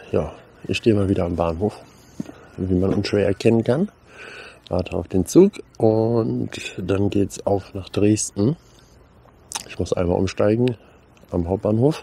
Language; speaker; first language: German; native; German